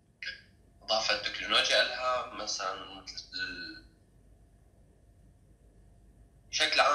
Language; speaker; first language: Arabic; native; Arabic